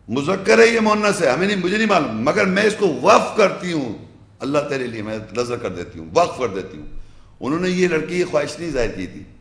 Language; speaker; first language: Urdu; native; Urdu